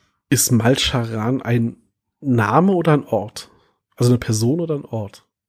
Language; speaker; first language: German; native; German